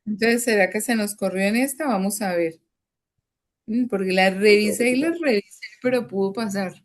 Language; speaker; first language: Spanish; native; Spanish